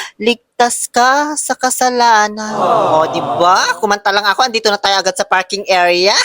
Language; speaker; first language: Filipino; native; Filipino